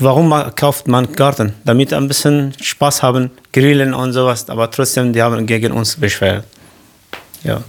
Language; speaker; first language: German; non-native, learner; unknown